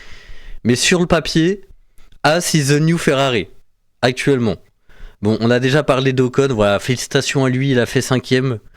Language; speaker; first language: French; native; French